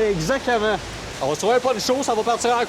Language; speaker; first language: French; native; French